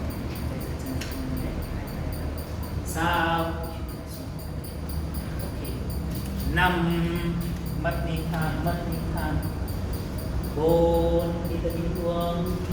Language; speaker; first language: Vietnamese; non-native, learner; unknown